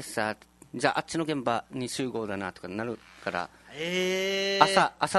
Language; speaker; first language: Japanese; native; Japanese